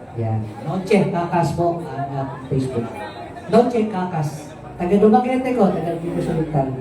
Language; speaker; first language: Filipino; non-native, local second language; Cebuano